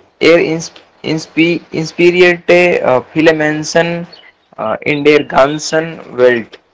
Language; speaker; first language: German; non-native, learner; Hindi